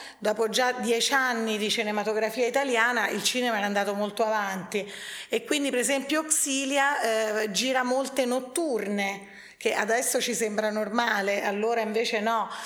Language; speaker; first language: Italian; native; Italian